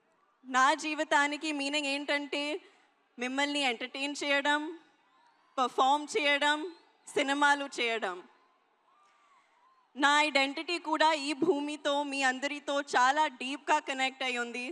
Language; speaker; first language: Telugu; non-native, learner; Hindi